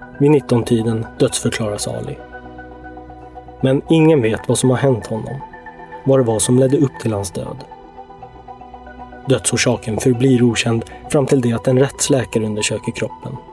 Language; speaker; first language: Swedish; native; Swedish